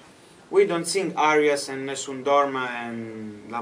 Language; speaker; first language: English; non-native, learner; Italian